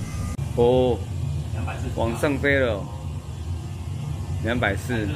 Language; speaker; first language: Chinese; native; Chinese